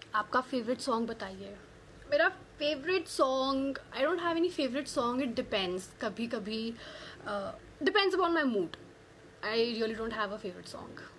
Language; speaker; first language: Hindi; native; Hindi